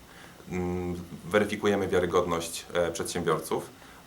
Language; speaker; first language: Polish; native; Polish